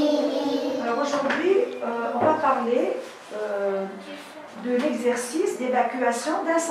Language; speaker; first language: French; non-native, local second language; Arabic